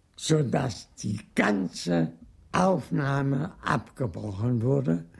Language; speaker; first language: German; native; German